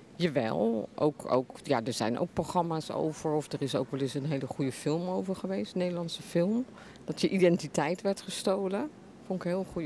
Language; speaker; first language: Dutch; native; Dutch